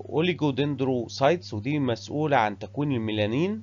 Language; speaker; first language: Arabic; native; Arabic